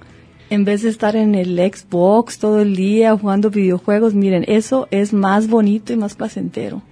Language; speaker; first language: Spanish; native; Spanish